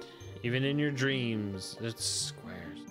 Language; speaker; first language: English; native; English